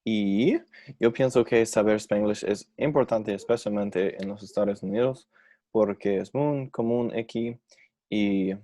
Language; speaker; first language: Spanish; non-native, learner; English